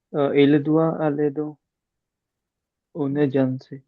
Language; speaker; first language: French; non-native, learner; Hindi